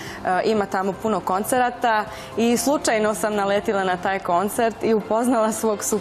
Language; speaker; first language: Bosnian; non-native, fluent; Spanish